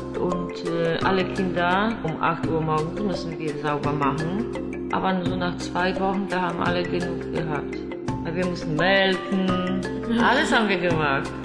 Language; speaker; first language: German; non-native, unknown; Polish